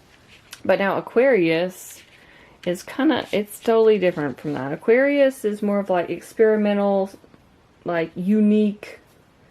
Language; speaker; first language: English; native; English